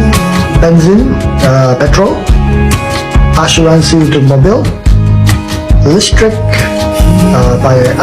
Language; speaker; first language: Indonesian; non-native, learner; English